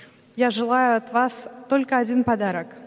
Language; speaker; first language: Russian; native; Russian